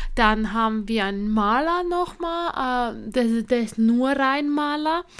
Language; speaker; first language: German; non-native, fluent; Latvian